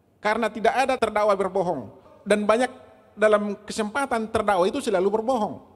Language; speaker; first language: Indonesian; native; Indonesian